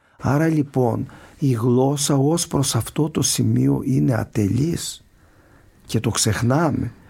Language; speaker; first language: Greek; native; Greek